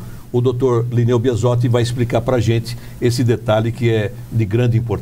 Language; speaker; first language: Portuguese; native; Portuguese